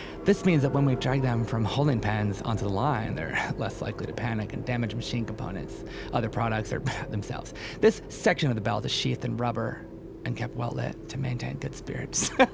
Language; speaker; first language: English; native; English